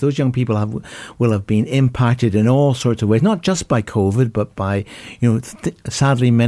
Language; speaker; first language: English; native; English